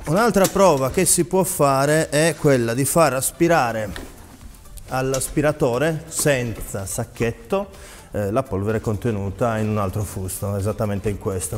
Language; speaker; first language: Italian; native; Italian